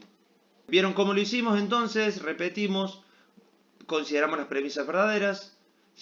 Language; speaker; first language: Spanish; native; Spanish